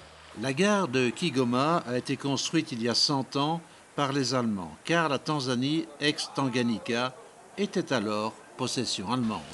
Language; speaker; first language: French; native; French